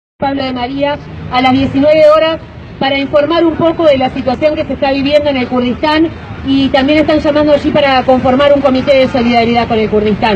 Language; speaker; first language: Spanish; native; Spanish